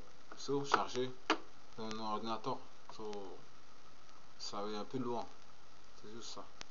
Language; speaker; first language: French; non-native, learner; Portuguese